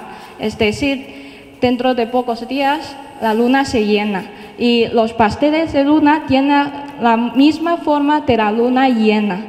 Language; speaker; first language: Spanish; non-native, fluent; Chinese